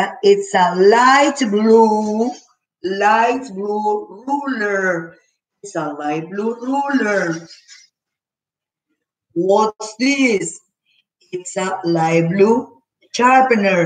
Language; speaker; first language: English; non-native, fluent; Spanish